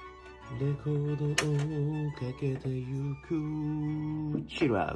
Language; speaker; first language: Japanese; native; Japanese